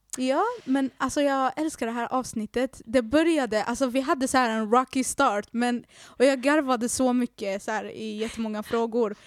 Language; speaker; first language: Swedish; early bilingual, other home language; Arabic